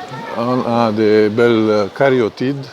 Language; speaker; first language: French; non-native, fluent; Hungarian